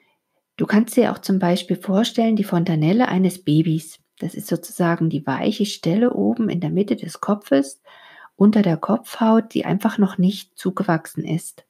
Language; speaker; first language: German; native; German